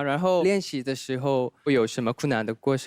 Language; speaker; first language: Chinese; non-native, fluent; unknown